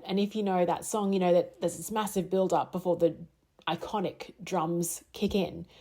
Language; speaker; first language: English; native; English